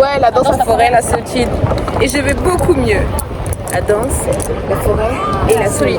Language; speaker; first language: French; native; French